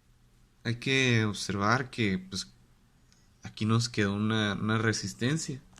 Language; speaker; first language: Spanish; native; Spanish